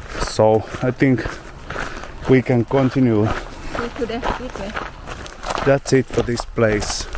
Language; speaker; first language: English; non-native, learner; Finnish